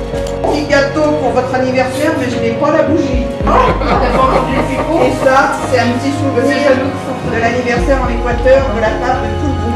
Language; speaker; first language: French; native; French